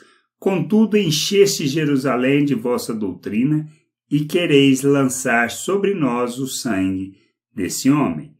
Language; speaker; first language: Portuguese; native; Portuguese